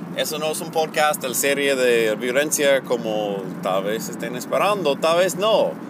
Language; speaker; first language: Spanish; non-native, fluent; English